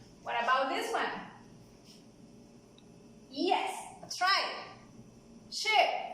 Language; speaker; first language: English; non-native, fluent; Spanish